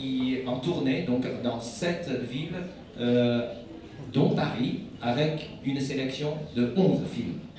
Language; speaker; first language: French; non-native, fluent; Chinese